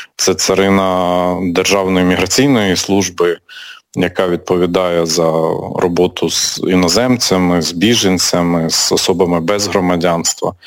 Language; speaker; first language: Ukrainian; native; Ukrainian